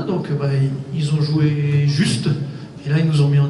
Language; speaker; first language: French; native; French